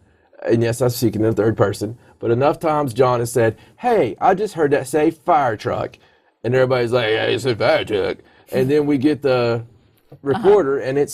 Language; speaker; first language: English; native; English